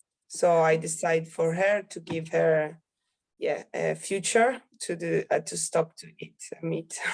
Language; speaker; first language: English; non-native, fluent; Italian